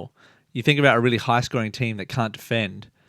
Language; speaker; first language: English; native; English